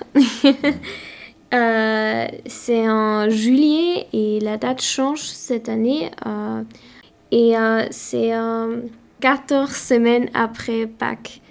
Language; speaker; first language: French; non-native, learner; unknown